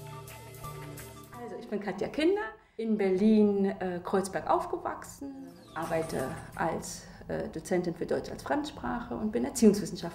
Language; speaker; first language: German; native; German